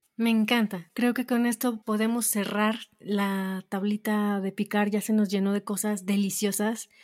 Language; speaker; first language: Spanish; native; Spanish